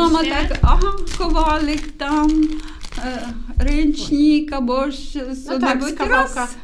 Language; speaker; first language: Polish; non-native, learner; Ukrainian